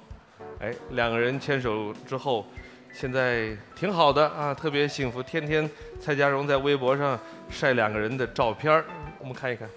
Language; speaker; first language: Chinese; native; Chinese